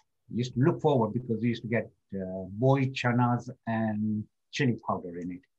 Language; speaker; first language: English; non-native, local second language; Gujarati